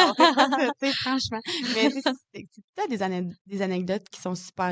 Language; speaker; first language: French; native; French